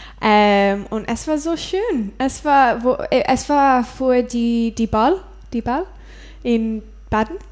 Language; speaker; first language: German; non-native, learner; English